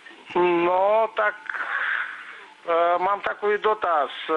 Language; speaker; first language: Czech; non-native, learner; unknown